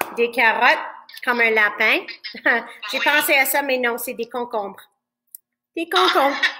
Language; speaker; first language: French; non-native, fluent; English